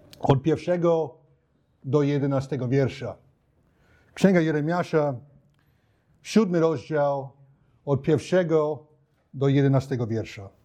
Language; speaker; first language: Polish; non-native, fluent; English